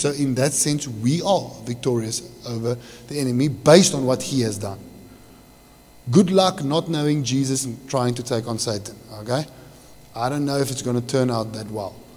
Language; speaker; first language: English; non-native, local second language; Afrikaans